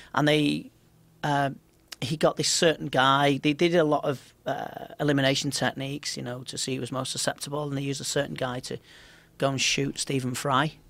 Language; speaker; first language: English; native; English